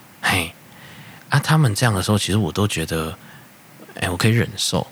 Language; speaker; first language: Chinese; native; Chinese